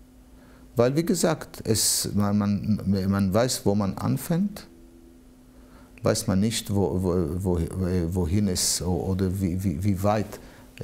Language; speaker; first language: German; non-native, fluent; Hebrew